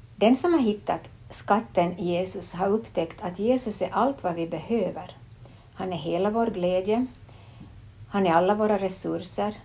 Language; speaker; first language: Swedish; native; Swedish